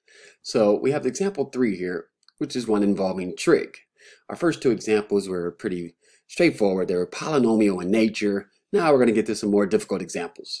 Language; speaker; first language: English; native; English